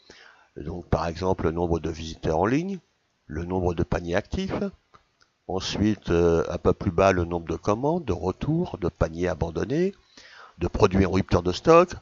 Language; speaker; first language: French; native; French